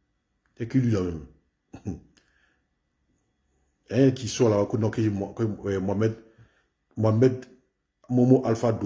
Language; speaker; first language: French; native; French